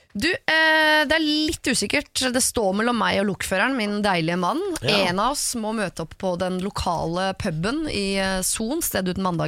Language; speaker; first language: Norwegian; native; Norwegian